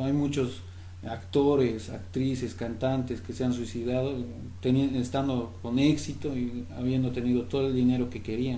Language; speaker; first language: Spanish; native; Spanish